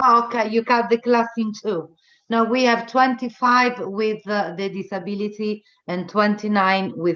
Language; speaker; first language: English; non-native, fluent; Italian